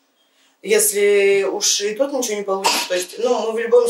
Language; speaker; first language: Russian; native; Russian